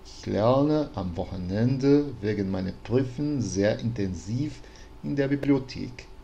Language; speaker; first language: German; non-native, fluent; Portuguese